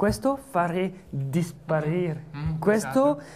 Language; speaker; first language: Italian; non-native, learner; French